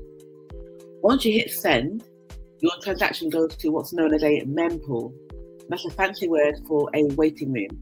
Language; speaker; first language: English; native; English